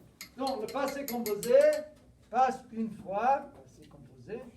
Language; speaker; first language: French; non-native, fluent; English